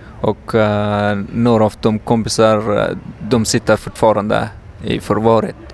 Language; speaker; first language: Swedish; non-native, learner; Persian